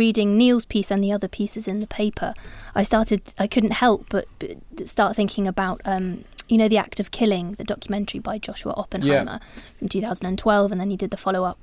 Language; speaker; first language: English; native; English